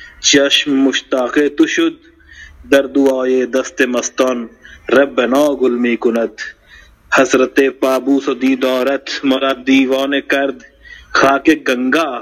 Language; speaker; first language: Persian; non-native, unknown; Hindi